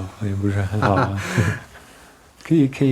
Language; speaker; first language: Chinese; non-native, fluent; Dutch